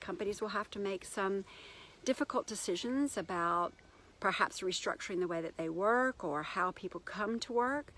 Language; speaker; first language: English; native; English